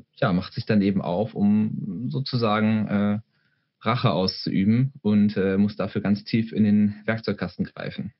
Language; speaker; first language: German; native; German